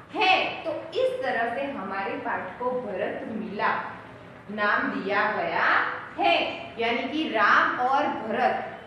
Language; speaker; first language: Hindi; non-native, local second language; Gujarati